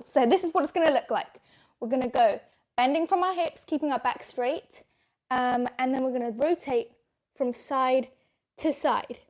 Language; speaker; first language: English; native; English